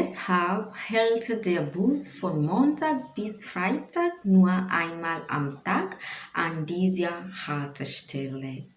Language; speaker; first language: German; non-native, learner; Swahili